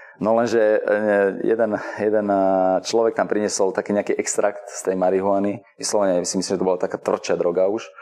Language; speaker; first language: Slovak; native; Slovak